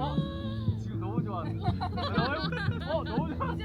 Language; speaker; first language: Korean; non-native, fluent; Japanese